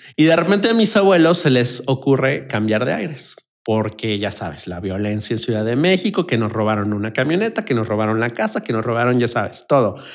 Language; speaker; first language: Spanish; native; Spanish